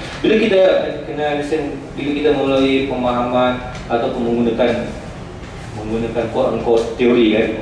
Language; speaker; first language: Malay; non-native, local second language; Central Dusun